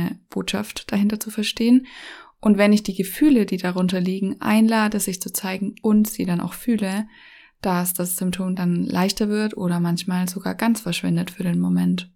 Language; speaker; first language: German; native; German